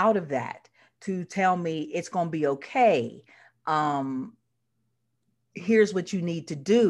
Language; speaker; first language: English; native; English